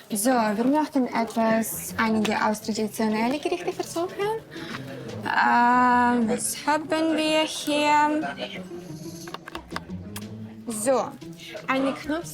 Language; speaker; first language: German; non-native, learner; Russian